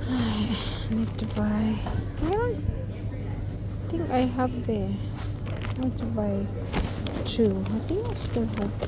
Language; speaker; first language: English; non-native, local second language; Filipino